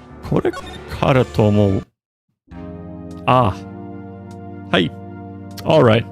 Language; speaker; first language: Japanese; non-native, learner; English